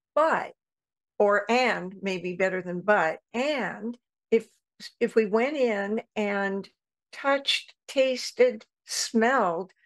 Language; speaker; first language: English; native; English